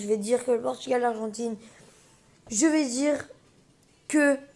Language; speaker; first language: French; early bilingual, other home language; Portuguese